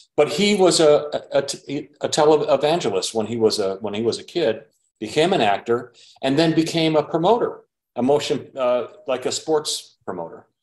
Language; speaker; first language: English; native; English